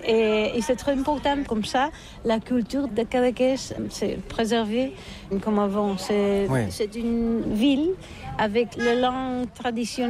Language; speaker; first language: French; non-native, learner; Catalan